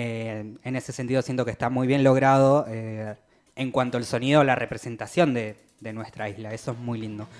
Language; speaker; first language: Spanish; native; Spanish